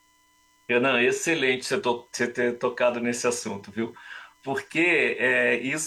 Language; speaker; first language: Portuguese; native; Portuguese